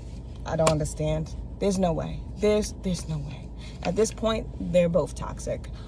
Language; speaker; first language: English; native; English